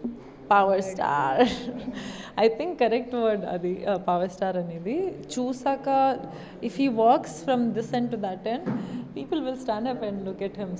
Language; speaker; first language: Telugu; non-native, local second language; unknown